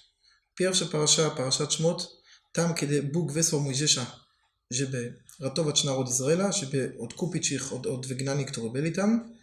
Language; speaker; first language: Polish; non-native, learner; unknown